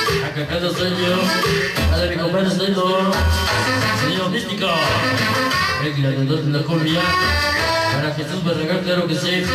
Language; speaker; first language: Spanish; native; Spanish